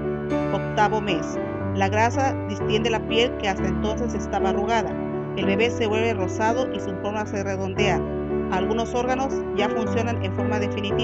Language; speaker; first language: Spanish; native; Spanish